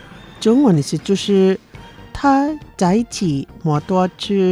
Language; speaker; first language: Chinese; non-native, fluent; Indonesian